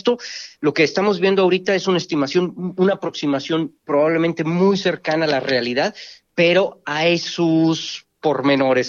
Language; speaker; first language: Spanish; native; Spanish